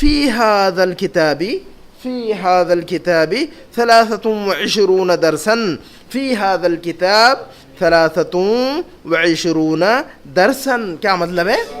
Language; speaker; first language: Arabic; non-native, fluent; Urdu